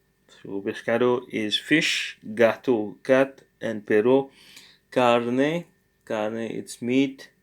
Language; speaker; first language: Spanish; non-native, learner; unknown